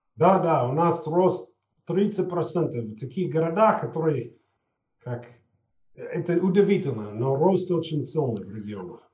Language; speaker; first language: Russian; non-native, fluent; English